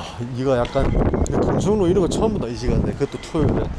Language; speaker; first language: Korean; native; Korean